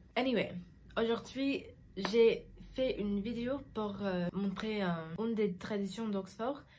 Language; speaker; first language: French; non-native, fluent; English